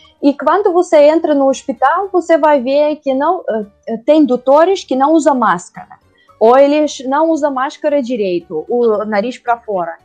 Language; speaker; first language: Portuguese; non-native, learner; Russian